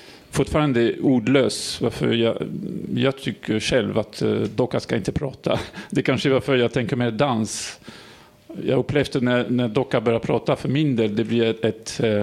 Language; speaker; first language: Swedish; non-native, fluent; French